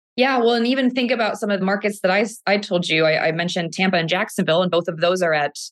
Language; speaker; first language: English; native; English